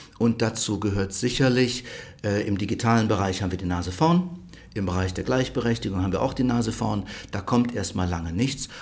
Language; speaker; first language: German; native; German